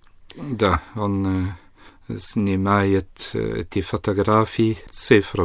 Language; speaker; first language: Russian; non-native, fluent; Italian